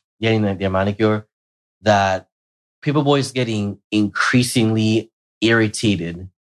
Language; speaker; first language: English; native; English